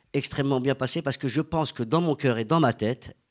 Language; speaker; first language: French; native; French